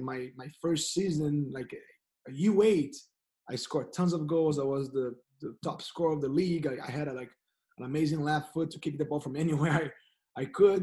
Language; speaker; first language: English; non-native, fluent; Portuguese